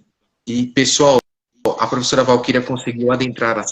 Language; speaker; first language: Portuguese; native; Portuguese